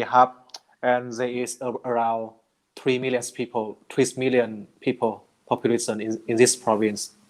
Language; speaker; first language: English; non-native, learner; Vietnamese